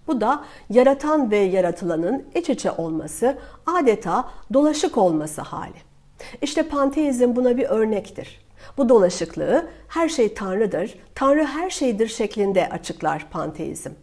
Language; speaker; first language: Turkish; native; Turkish